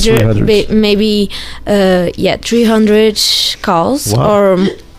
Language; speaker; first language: English; non-native, learner; Portuguese